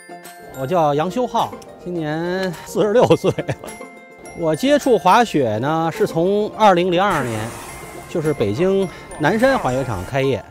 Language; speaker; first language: Chinese; native; Chinese